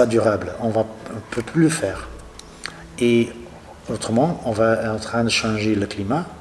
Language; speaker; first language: French; non-native, local second language; Dutch